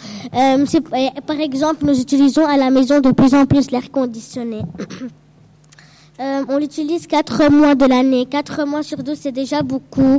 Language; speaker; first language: French; non-native, local second language; Arabic